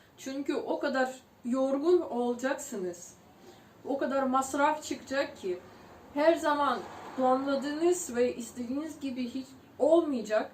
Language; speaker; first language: Turkish; non-native, fluent; Ukrainian